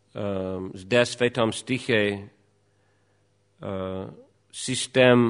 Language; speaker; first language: Russian; non-native, fluent; English